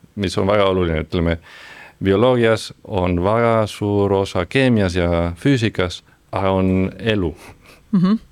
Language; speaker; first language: Estonian; non-native, fluent; Spanish